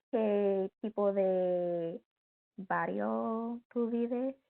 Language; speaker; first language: Spanish; non-native, learner; English